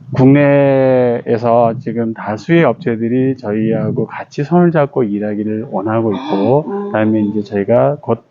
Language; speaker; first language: Korean; native; Korean